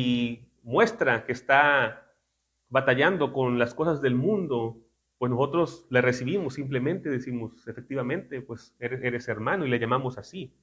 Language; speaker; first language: Spanish; native; Spanish